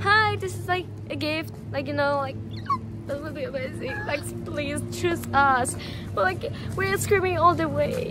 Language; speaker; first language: English; non-native, fluent; French